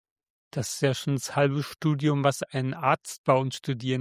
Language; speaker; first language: German; native; German